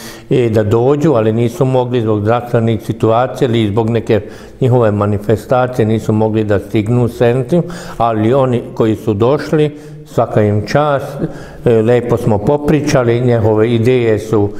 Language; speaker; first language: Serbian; non-native, local second language; Hungarian